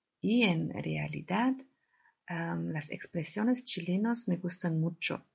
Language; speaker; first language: Spanish; non-native, learner; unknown